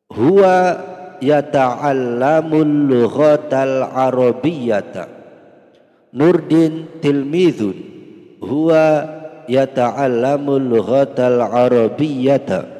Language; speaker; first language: Arabic; non-native, fluent; Indonesian